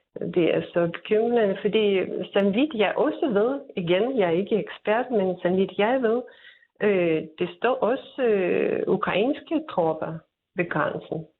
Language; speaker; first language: Danish; non-native, fluent; Russian